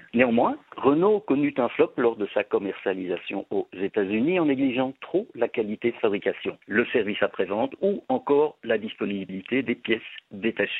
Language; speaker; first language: French; native; French